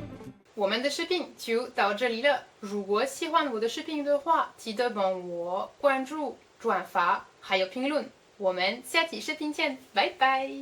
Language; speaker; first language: Chinese; non-native, fluent; French